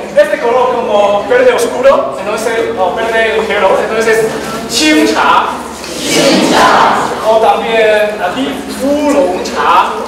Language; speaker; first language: Spanish; non-native, learner; Chinese